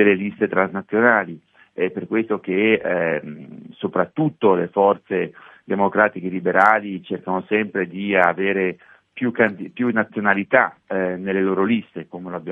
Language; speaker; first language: Italian; native; Italian